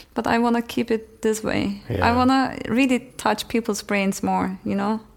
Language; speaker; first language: English; non-native, fluent; Turkish